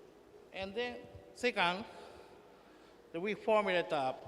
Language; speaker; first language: English; non-native, learner; Japanese